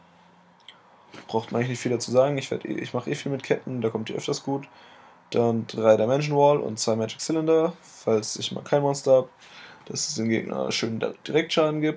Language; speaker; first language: German; native; German